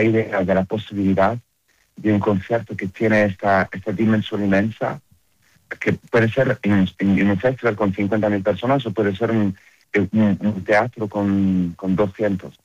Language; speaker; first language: Spanish; non-native, learner; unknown